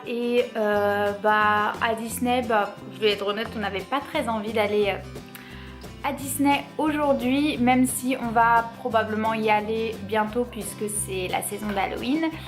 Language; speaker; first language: French; native; French